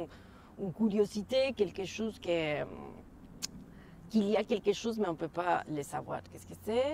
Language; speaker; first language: French; non-native, fluent; Spanish